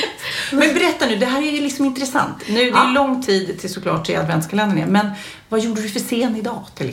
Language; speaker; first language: Swedish; native; Swedish